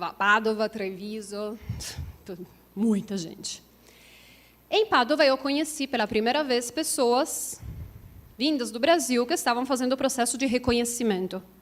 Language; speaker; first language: Portuguese; non-native, fluent; Italian